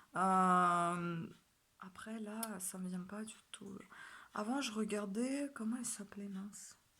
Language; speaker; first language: French; native; French